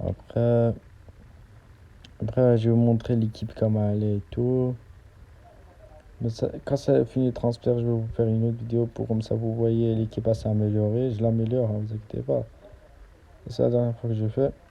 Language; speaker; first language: French; native; French